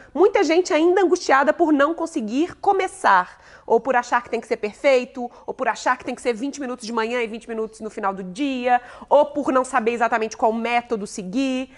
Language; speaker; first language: Portuguese; native; Portuguese